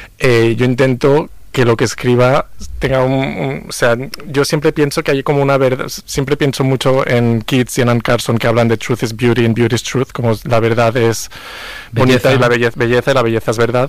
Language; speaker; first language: Spanish; native; Spanish